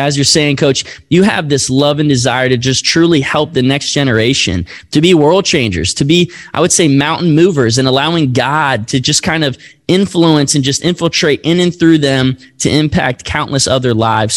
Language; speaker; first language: English; native; English